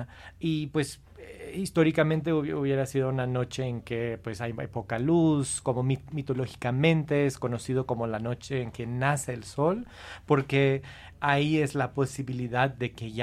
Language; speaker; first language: Spanish; non-native, fluent; English